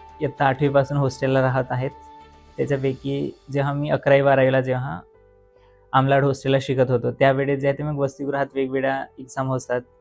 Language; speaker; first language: Marathi; non-native, local second language; Bhili